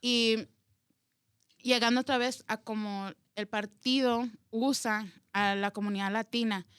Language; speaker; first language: Spanish; early bilingual, heritage; Spanish